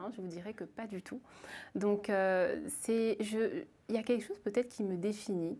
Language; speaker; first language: French; native; French